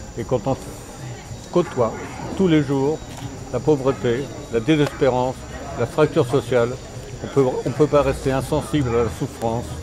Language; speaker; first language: French; non-native, local second language; German